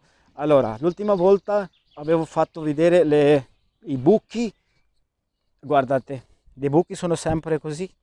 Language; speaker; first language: Italian; non-native, learner; Urdu